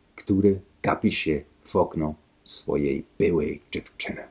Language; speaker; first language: Polish; non-native, learner; Danish